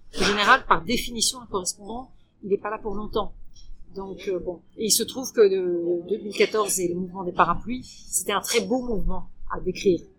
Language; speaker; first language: French; early bilingual, heritage; French